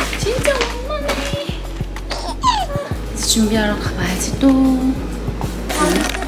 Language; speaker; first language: Korean; native; Korean